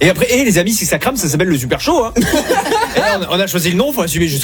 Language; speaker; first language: French; native; French